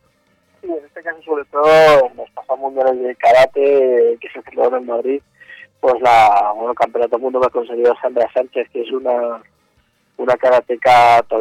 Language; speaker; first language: Spanish; native; Spanish